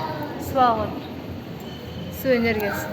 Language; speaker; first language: Kazakh; native; Kazakh